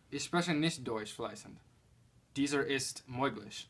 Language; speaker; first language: German; non-native, learner; English